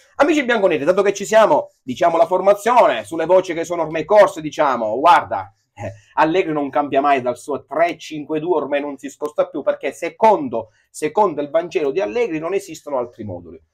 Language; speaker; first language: Italian; native; Italian